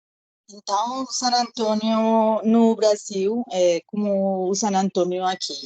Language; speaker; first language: Portuguese; non-native, learner; Spanish